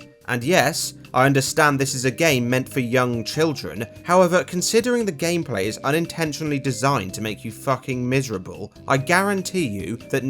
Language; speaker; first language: English; native; English